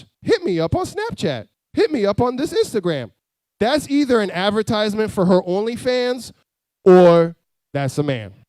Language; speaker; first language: English; native; English